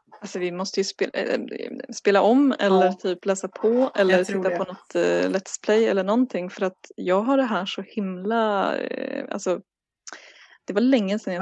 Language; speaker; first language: Swedish; native; Swedish